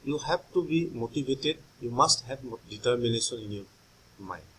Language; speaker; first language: English; non-native, local second language; Assamese